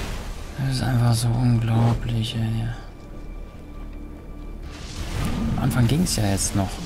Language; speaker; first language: German; native; German